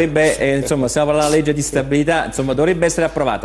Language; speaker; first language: Italian; native; Italian